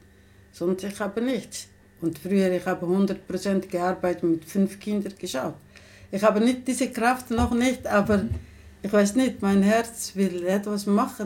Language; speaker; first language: German; non-native, learner; Somali